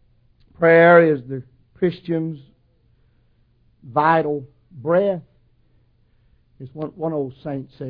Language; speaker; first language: English; native; English